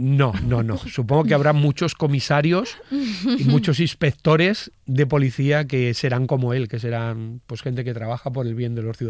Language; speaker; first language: Spanish; native; Spanish